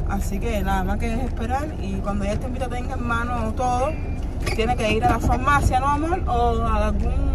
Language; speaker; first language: Spanish; native; Spanish